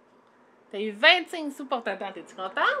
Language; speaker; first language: French; native; French